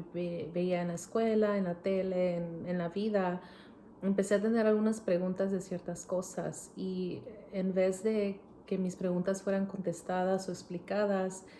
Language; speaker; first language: Spanish; early bilingual, heritage; Spanish